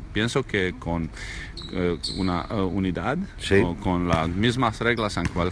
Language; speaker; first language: Spanish; non-native, learner; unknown